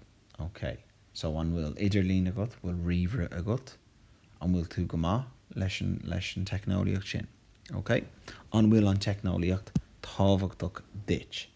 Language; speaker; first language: Irish; non-native, local second language; English